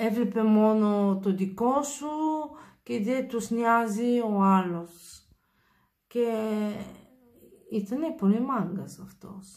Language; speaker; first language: Greek; non-native, learner; Bulgarian